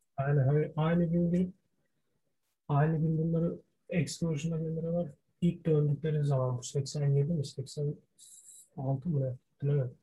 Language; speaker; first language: Turkish; early bilingual, heritage; Turkish